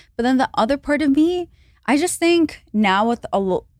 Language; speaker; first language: English; non-native, fluent; Hebrew